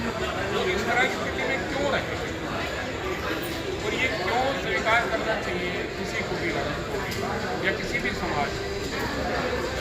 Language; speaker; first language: Hindi; native; Hindi